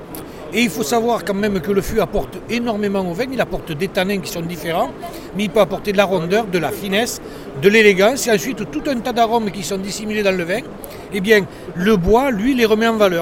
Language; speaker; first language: French; native; French